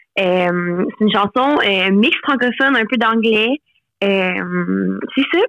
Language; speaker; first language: French; non-native, local second language; English